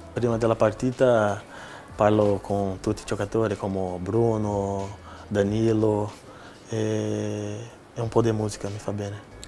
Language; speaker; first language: Italian; non-native, learner; Portuguese